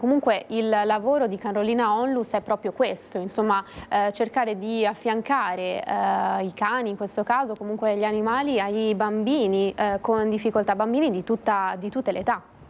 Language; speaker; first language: Italian; native; Italian